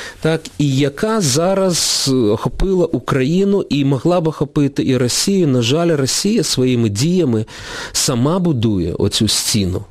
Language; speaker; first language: Ukrainian; non-native, local second language; Russian